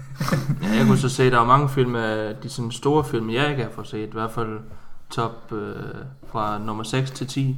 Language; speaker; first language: Danish; native; Danish